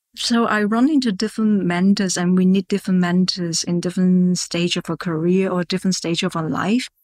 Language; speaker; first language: English; non-native, local second language; Cantonese